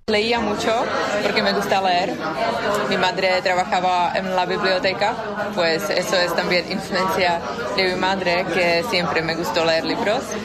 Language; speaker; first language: Spanish; non-native, fluent; Czech